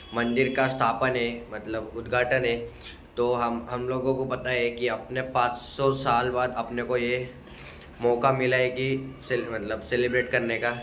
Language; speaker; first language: Hindi; non-native, local second language; Marathi